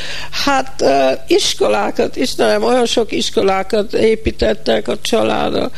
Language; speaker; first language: Hungarian; early bilingual, heritage; Hungarian